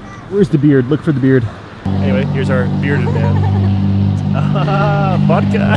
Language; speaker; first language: English; native; English